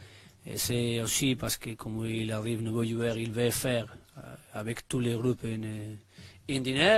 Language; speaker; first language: French; non-native, learner; Spanish